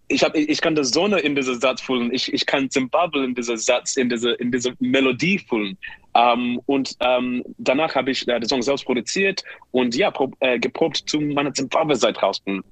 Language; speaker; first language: German; non-native, learner; English